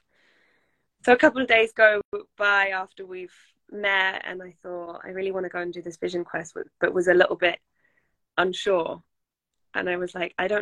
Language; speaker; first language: English; native; English